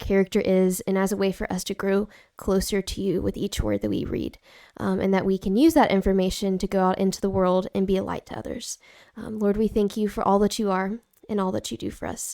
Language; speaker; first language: English; native; English